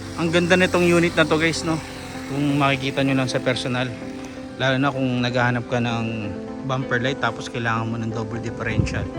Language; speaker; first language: Filipino; native; Filipino